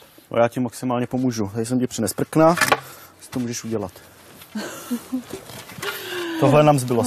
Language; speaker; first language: Czech; native; Czech